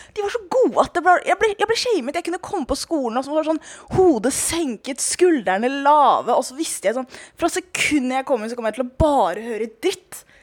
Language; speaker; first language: Norwegian; early bilingual, other home language; Somali